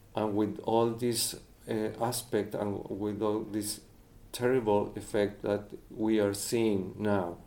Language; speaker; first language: English; non-native, fluent; Spanish